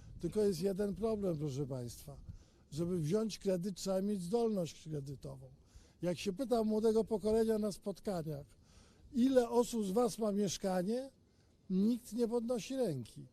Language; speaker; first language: Polish; native; Polish